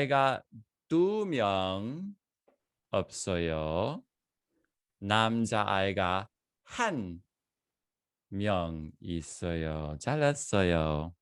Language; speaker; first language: Korean; non-native, fluent; English